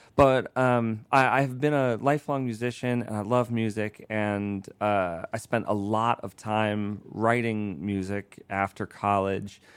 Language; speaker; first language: English; native; English